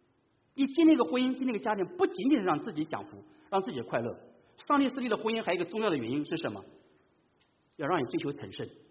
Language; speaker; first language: Chinese; native; Chinese